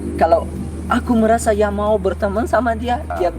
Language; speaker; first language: Indonesian; non-native, learner; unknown